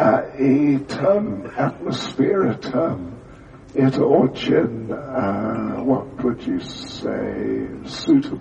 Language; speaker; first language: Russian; non-native, learner; English